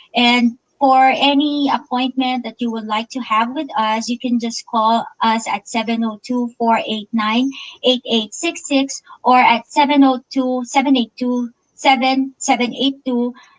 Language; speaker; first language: English; non-native, local second language; Filipino